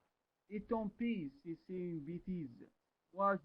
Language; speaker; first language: French; non-native, learner; Arabic